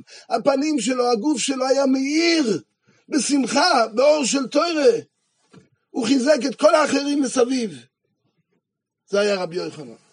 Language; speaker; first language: Hebrew; non-native, fluent; French